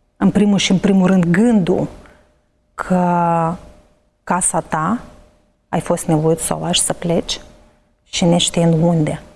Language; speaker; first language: Romanian; early bilingual, heritage; Romanian